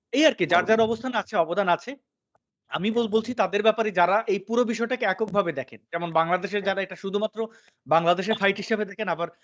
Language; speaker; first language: Bangla; native; Bangla